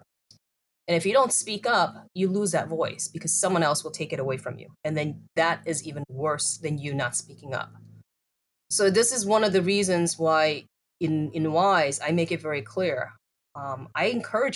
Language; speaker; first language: English; native; English